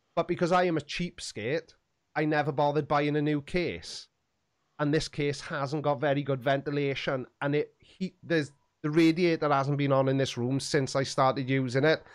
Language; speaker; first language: English; native; English